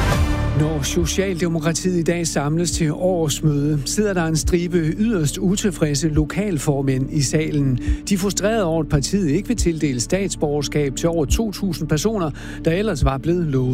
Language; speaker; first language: Danish; native; Danish